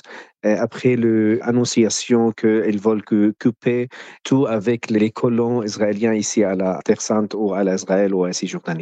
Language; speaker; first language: French; non-native, learner; Arabic